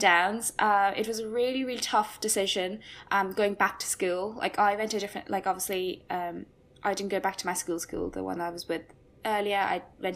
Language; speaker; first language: English; native; English